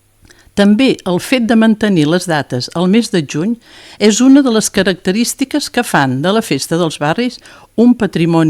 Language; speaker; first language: Catalan; native; Catalan